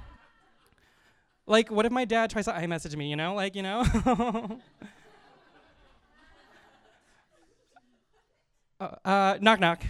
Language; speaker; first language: English; native; English